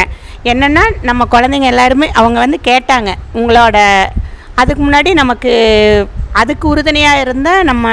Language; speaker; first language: Tamil; native; Tamil